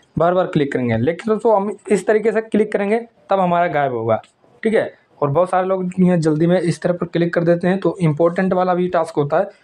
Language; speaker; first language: Hindi; native; Hindi